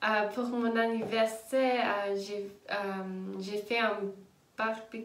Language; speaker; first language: French; non-native, learner; English